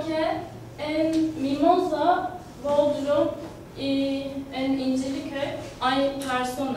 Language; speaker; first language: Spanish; non-native, learner; Turkish